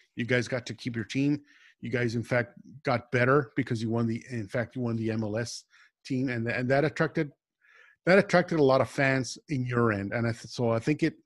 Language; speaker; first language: English; native; English